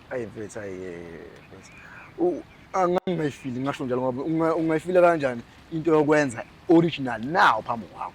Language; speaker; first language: Zulu; native; Zulu